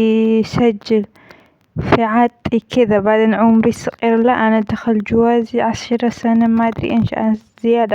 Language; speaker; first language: Arabic; non-native, learner; Amharic